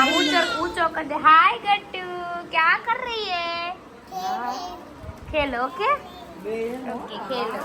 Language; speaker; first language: Hindi; non-native, local second language; Gujarati